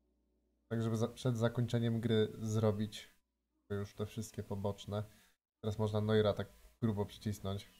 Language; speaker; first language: Polish; native; Polish